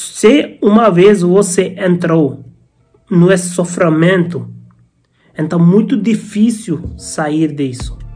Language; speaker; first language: Portuguese; non-native, learner; Hindi